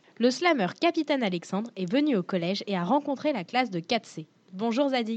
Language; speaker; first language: French; native; French